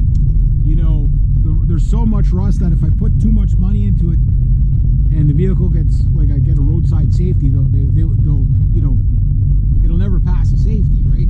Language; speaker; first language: English; native; English